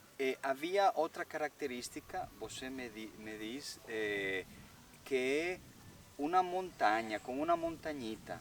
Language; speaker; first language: Portuguese; non-native, learner; Spanish